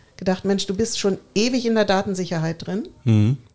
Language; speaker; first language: German; native; German